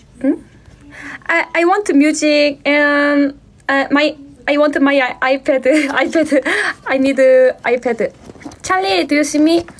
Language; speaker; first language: English; non-native, learner; Korean